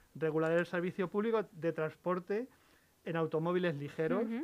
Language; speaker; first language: Spanish; native; Spanish